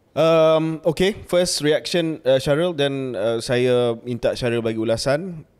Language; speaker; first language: Malay; native; Malay